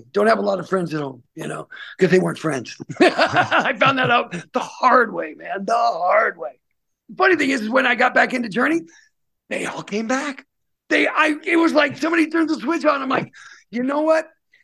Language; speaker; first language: English; native; English